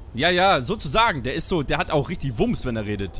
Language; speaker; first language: German; native; German